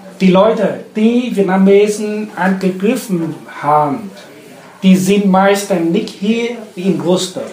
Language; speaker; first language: German; non-native, learner; Vietnamese